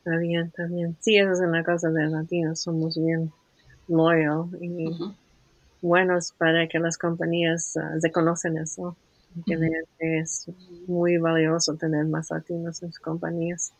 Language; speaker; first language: Spanish; early bilingual, heritage; Spanish